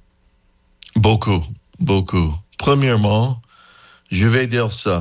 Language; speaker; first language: French; non-native, learner; English